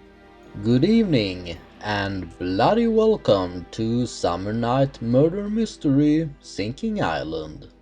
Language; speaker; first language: English; non-native, fluent; Swedish